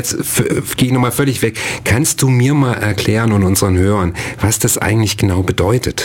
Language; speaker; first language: German; native; German